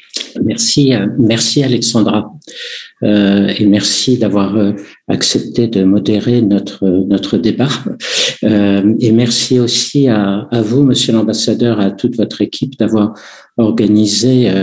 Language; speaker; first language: French; native; French